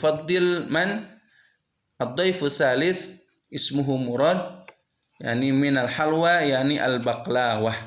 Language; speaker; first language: Arabic; non-native, fluent; Indonesian